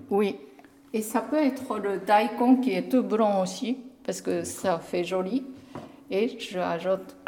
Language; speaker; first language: French; non-native, learner; Japanese